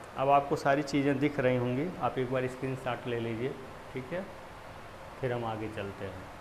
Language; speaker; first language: Hindi; native; Hindi